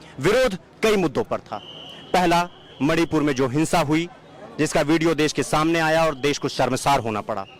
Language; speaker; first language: Hindi; native; Hindi